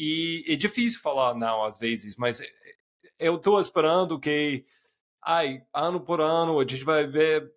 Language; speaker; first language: Portuguese; non-native, fluent; English